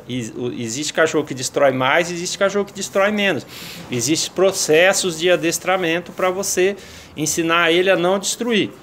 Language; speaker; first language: Portuguese; native; Portuguese